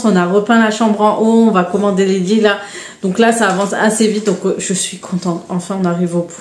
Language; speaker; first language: French; native; French